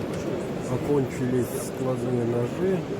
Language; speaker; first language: Russian; native; Russian